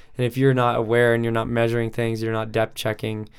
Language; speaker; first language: English; native; English